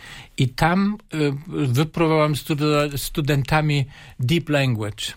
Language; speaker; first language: Polish; non-native, fluent; German